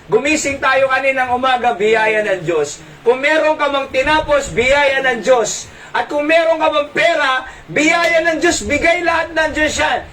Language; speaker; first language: Filipino; non-native, local second language; Iloko